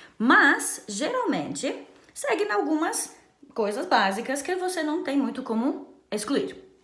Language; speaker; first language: Portuguese; non-native, fluent; Romanian